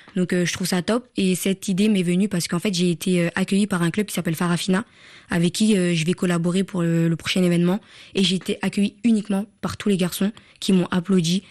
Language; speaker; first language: French; early bilingual, other home language; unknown